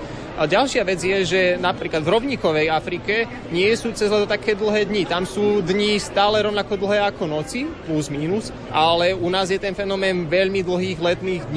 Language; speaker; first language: Slovak; native; Slovak